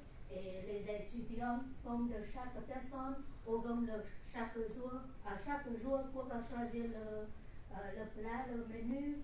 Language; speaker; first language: French; non-native, learner; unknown